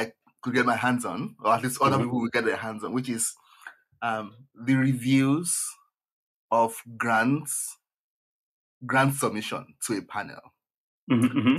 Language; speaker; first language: English; non-native, local second language; Yoruba